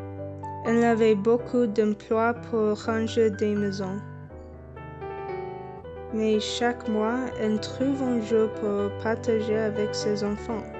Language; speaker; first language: French; non-native, learner; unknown